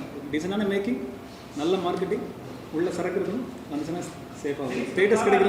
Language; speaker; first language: Tamil; native; Tamil